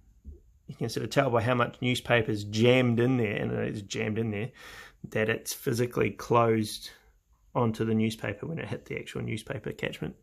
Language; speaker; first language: English; native; English